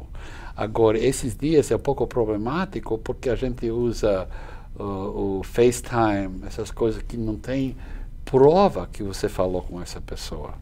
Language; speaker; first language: Portuguese; non-native, fluent; English